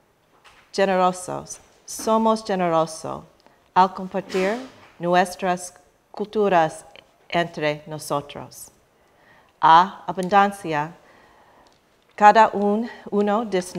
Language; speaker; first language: Spanish; non-native, learner; English